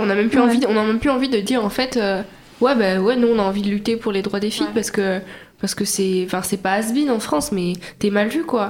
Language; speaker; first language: French; native; French